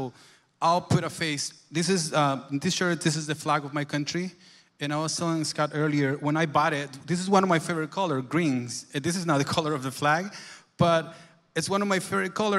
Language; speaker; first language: English; non-native, fluent; Spanish